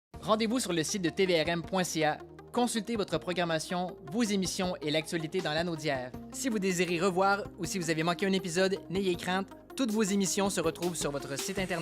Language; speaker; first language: French; native; French